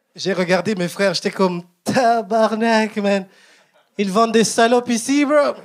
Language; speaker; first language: French; non-native, local second language; Kinyarwanda